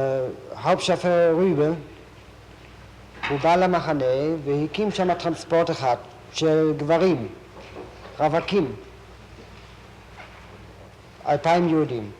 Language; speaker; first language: Hebrew; non-native, fluent; German